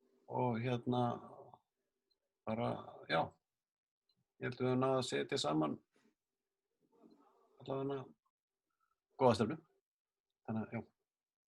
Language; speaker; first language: Icelandic; native; Icelandic